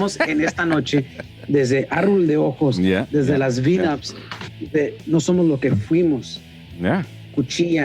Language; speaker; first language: Spanish; early bilingual, heritage; Spanish